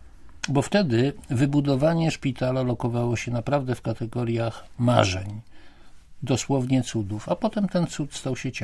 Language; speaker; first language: Polish; native; Polish